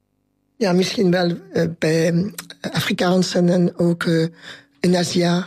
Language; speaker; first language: Dutch; non-native, local second language; French